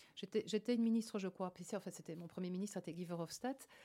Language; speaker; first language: French; native; French